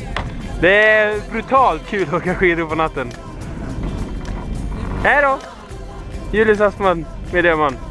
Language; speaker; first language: Swedish; native; Swedish